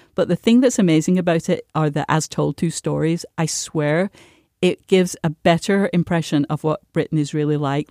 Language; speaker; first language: English; native; English